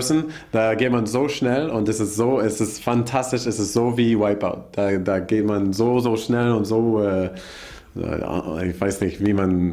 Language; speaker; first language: German; non-native, learner; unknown